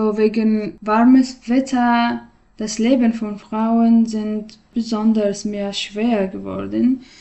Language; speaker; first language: German; non-native, learner; Persian